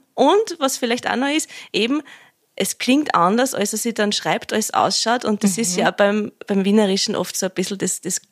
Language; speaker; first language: German; native; German